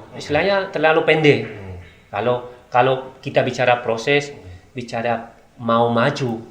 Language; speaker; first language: Indonesian; non-native, learner; Spanish